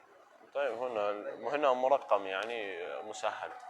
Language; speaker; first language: Arabic; native; Arabic